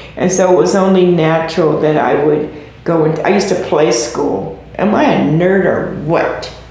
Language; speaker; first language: English; native; English